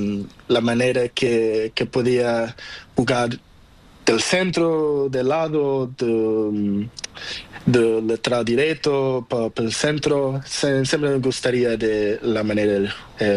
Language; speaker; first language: Spanish; non-native, learner; Portuguese